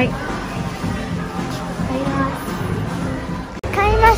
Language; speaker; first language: Japanese; early bilingual, heritage; Japanese